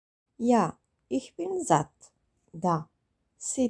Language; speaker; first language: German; non-native, fluent; Serbian